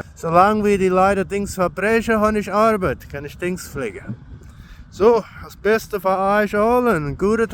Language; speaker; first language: German; early bilingual, heritage; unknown